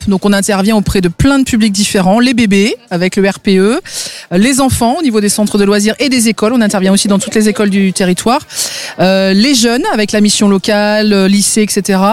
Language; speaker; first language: French; native; French